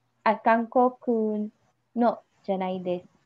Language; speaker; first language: Japanese; non-native, learner; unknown